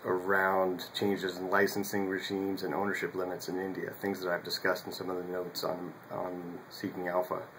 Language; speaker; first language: English; native; English